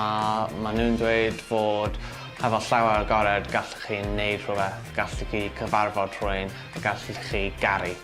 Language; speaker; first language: Welsh; non-native, local second language; English